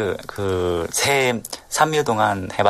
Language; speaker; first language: Korean; non-native, learner; Vietnamese